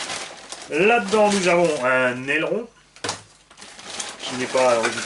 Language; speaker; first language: French; native; French